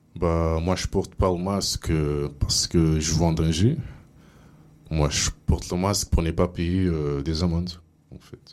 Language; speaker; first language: French; non-native, fluent; Portuguese